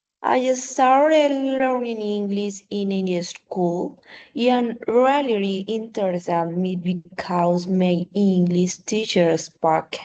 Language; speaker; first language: English; non-native, learner; Spanish